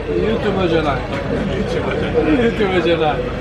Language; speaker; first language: Japanese; non-native, learner; English